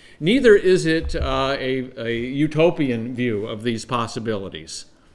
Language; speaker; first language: English; native; English